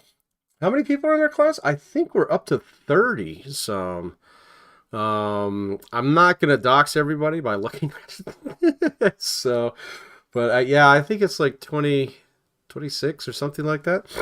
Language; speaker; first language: English; native; English